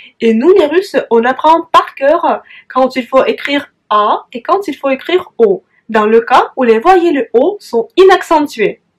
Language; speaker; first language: French; non-native, fluent; Russian